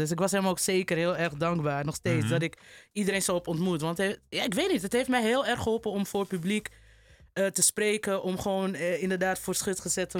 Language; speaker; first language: Dutch; native; Dutch